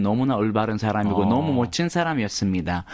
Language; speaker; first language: Korean; non-native, fluent; Arabic